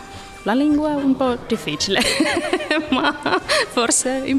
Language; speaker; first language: Italian; non-native, learner; Finnish